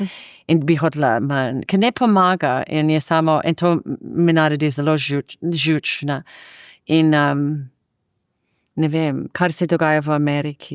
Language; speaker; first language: Slovenian; non-native, fluent; English